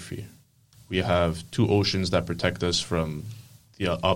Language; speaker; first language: English; non-native, fluent; Greek